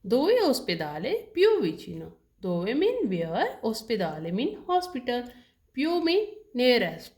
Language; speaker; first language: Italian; non-native, learner; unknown